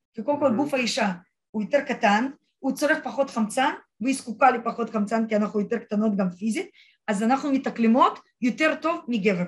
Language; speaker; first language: Hebrew; non-native, fluent; Russian